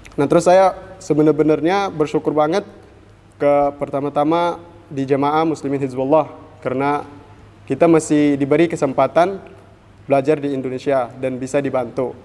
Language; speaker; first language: Indonesian; non-native, fluent; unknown